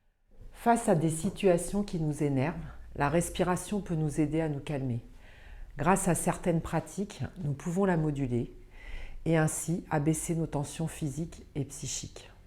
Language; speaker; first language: French; native; French